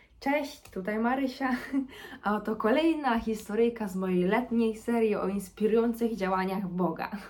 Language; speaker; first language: Polish; early bilingual, heritage; Polish